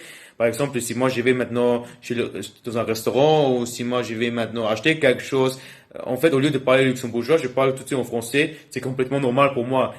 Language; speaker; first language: French; non-native, local second language; Luxembourgish